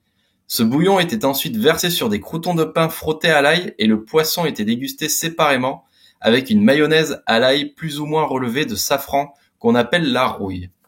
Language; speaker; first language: French; native; French